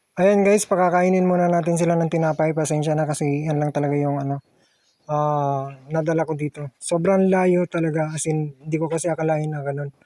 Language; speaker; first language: Filipino; native; Filipino